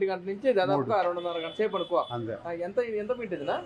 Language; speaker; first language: Telugu; native; Telugu